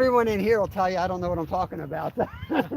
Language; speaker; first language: English; native; English